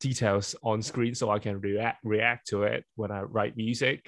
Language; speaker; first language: English; non-native, local second language; Cantonese